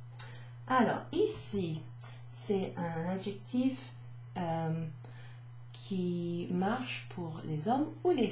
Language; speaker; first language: French; non-native, fluent; English